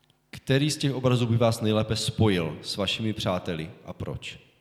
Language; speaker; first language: Czech; native; Czech